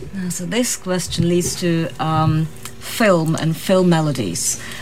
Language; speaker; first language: English; non-native, fluent; Czech